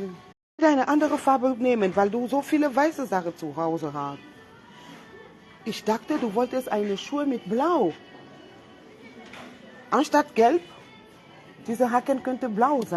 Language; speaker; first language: German; non-native, fluent; French